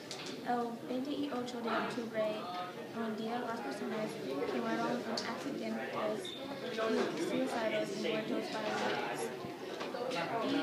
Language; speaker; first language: Spanish; non-native, learner; English